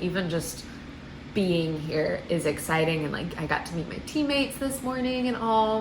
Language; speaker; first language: English; native; English